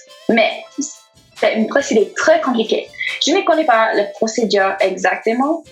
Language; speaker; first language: French; non-native, learner; English